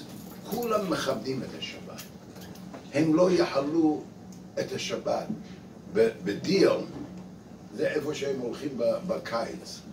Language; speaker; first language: Hebrew; non-native, fluent; English